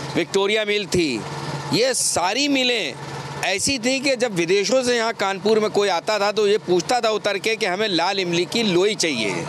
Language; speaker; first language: Hindi; native; Hindi